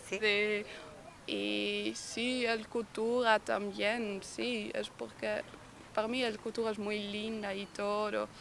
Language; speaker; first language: Spanish; non-native, learner; Dutch